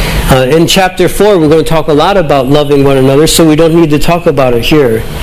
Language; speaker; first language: English; native; English